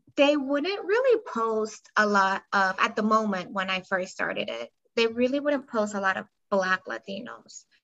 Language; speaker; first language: English; non-native, fluent; Spanish